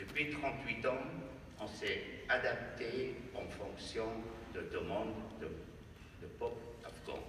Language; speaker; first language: French; non-native, fluent; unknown